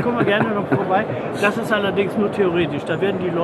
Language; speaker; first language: German; native; German